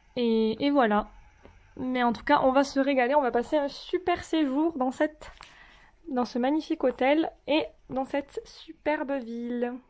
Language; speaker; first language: French; native; French